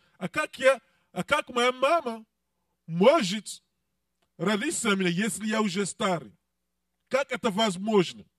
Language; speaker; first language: Russian; non-native, learner; English